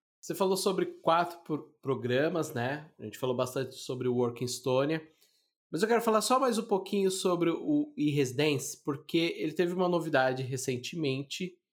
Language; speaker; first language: Portuguese; native; Portuguese